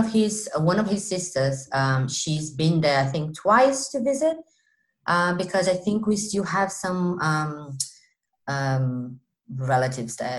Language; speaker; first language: English; non-native, fluent; Portuguese